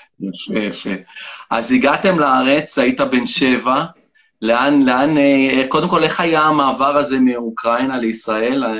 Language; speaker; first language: Hebrew; native; Hebrew